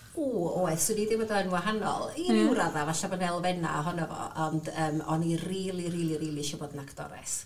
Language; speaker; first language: Welsh; native; Welsh